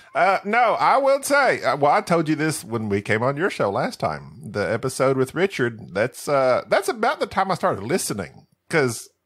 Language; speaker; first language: English; early bilingual, other home language; Spanish